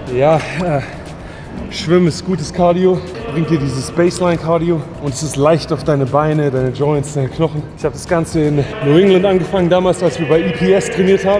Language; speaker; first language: German; native; German